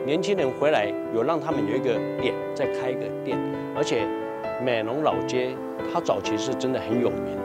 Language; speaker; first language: Chinese; non-native, local second language; Hakka Chinese